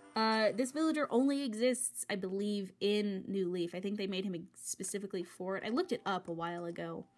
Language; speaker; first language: English; native; English